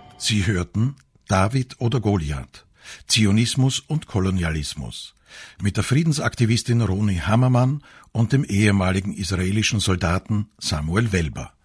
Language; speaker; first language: German; native; German